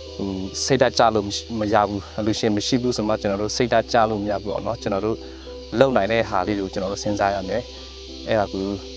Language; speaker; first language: Burmese; non-native, local second language; Western Kayah